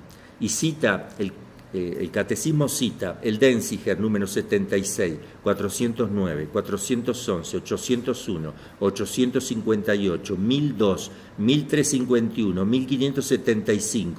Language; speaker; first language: Spanish; native; Spanish